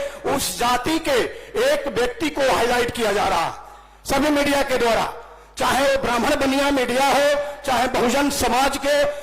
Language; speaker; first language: Hindi; native; Hindi